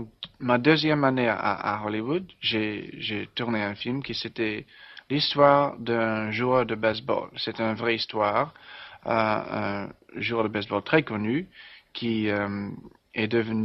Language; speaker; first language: French; non-native, learner; English